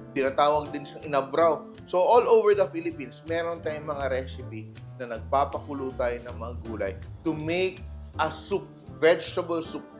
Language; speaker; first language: Filipino; non-native, local second language; Cebuano